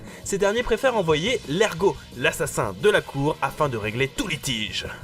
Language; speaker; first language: French; native; French